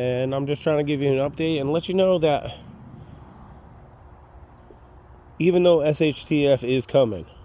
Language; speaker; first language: English; native; English